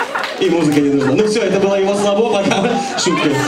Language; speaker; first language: Russian; native; Russian